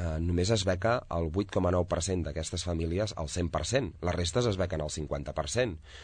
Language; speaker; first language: Catalan; native; Catalan